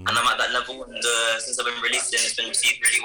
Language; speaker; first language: English; native; English